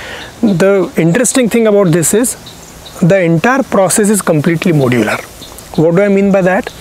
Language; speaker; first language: English; non-native, local second language; Marathi